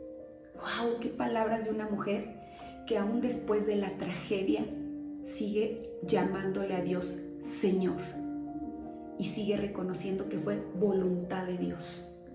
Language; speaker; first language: Spanish; native; Spanish